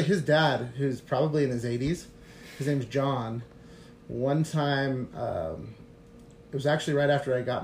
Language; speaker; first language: English; native; English